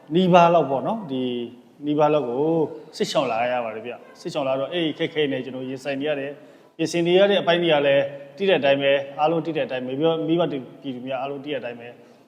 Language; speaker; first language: Burmese; non-native, local second language; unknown